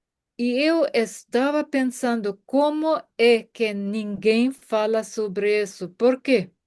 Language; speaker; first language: Portuguese; non-native, fluent; German